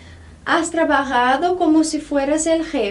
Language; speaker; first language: Spanish; non-native, fluent; Portuguese